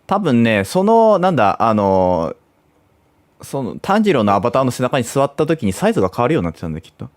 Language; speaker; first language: Japanese; native; Japanese